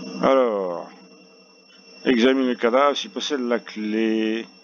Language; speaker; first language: French; native; French